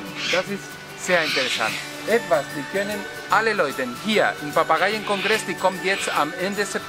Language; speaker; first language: German; non-native, learner; Spanish